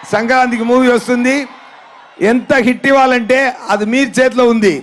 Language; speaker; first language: Telugu; non-native, learner; Tamil